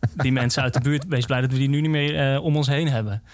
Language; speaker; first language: Dutch; native; Dutch